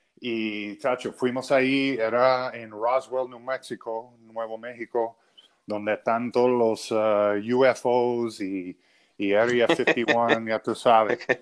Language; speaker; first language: Spanish; non-native, fluent; English